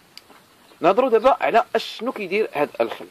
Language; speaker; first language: Arabic; native; Arabic